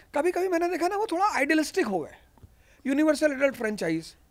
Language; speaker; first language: Hindi; native; Hindi